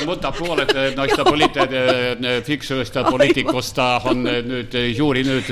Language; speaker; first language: Finnish; non-native, learner; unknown